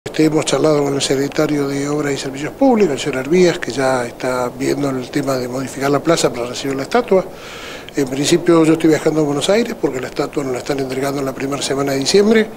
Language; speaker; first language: Spanish; native; Spanish